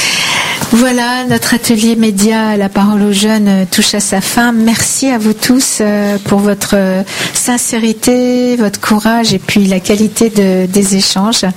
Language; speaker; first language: French; native; French